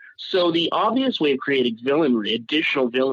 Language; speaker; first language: English; native; English